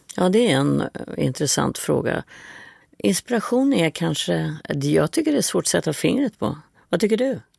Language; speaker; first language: Swedish; native; Swedish